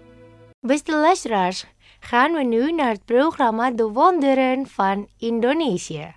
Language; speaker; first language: Dutch; non-native, fluent; Indonesian